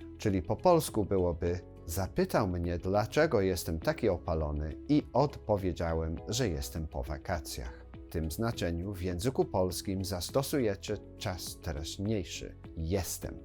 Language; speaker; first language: Polish; non-native, fluent; English